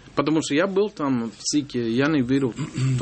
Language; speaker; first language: Russian; non-native, learner; English